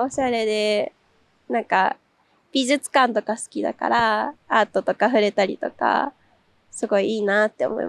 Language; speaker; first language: Japanese; native; Japanese